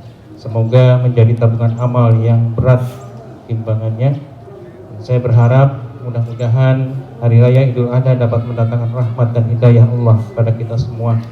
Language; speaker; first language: Indonesian; native; Indonesian